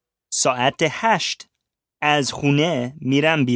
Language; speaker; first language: Persian; non-native, learner; English